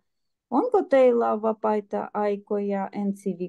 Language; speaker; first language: Finnish; non-native, learner; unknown